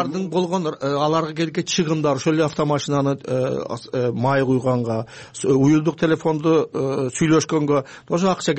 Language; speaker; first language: Kyrgyz; native; Kyrgyz